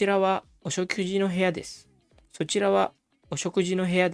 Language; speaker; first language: Japanese; non-native, fluent; Indonesian